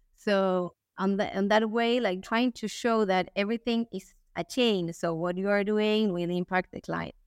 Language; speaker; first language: English; non-native, fluent; Spanish